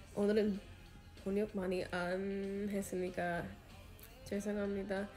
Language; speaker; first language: Korean; non-native, fluent; English